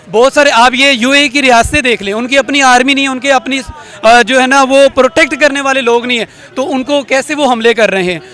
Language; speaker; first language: Urdu; non-native, local second language; Punjabi